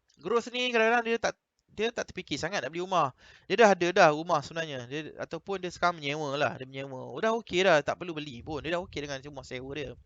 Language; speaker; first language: Malay; native; Malay